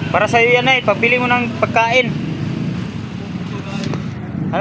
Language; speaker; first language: Filipino; non-native, local second language; Cebuano